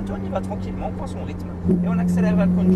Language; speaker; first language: French; native; French